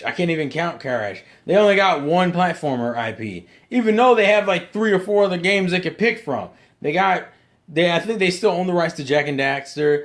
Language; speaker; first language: English; native; English